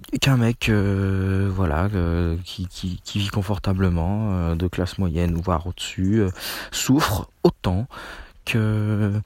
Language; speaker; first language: French; native; French